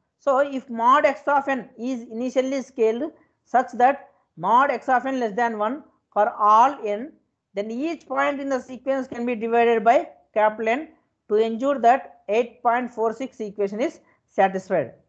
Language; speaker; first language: English; non-native, local second language; Telugu